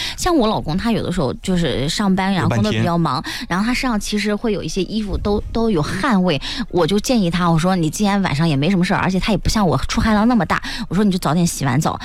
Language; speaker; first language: Chinese; native; Chinese